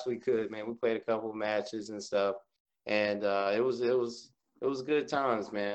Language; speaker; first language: English; native; English